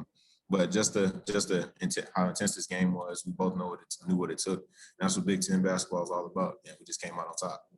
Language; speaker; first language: English; native; English